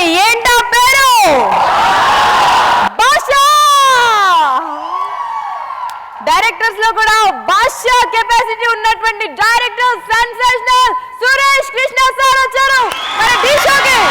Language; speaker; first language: Telugu; native; Telugu